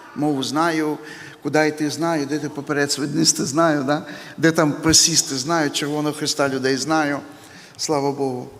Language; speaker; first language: Ukrainian; native; Ukrainian